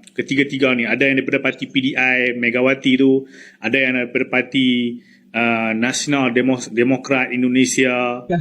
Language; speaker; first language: Malay; native; Malay